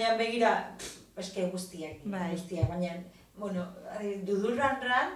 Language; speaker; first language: Basque; non-native, local second language; Spanish